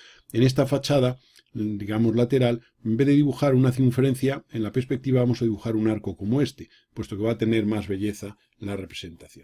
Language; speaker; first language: Spanish; native; Spanish